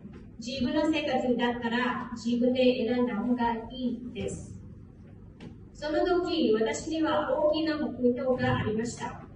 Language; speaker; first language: Japanese; non-native, fluent; Hmong